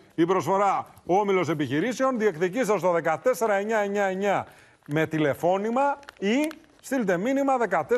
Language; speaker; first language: Greek; native; Greek